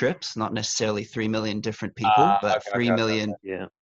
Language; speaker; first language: English; native; English